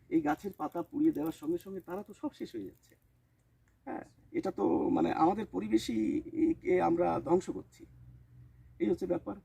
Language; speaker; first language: Bangla; native; Bangla